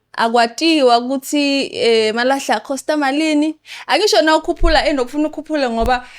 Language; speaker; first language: Zulu; non-native, local second language; Tsonga